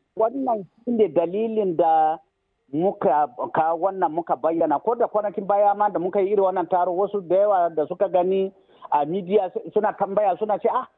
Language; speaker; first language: Hausa; non-native, local second language; Fula